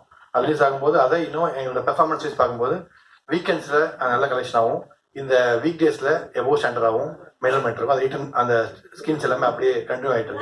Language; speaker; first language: Tamil; native; Tamil